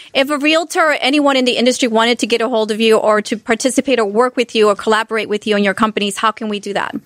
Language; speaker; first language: English; non-native, fluent; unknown